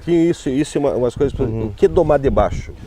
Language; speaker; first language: Portuguese; native; Portuguese